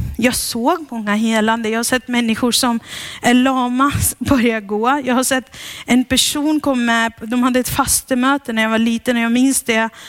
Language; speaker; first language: Swedish; early bilingual, heritage; Swedish